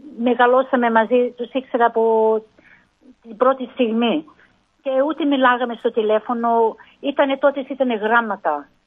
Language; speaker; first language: Greek; early bilingual, heritage; Greek